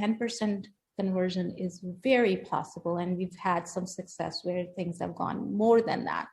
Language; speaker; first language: English; non-native, local second language; Hindi